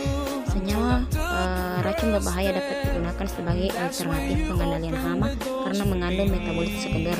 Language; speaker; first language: Indonesian; native; Indonesian